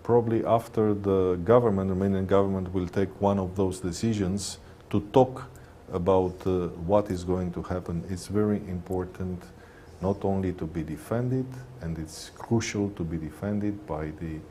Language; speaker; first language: English; non-native, fluent; Romanian